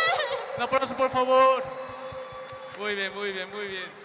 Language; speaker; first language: Spanish; non-native, learner; Korean